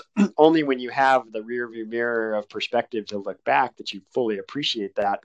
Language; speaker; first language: English; native; English